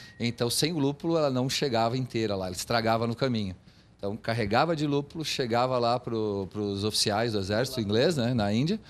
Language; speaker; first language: Portuguese; native; Portuguese